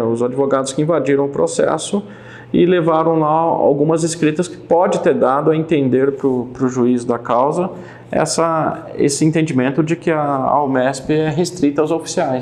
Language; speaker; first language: Portuguese; native; Portuguese